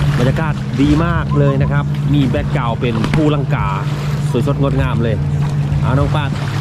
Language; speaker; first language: Thai; non-native, local second language; Lao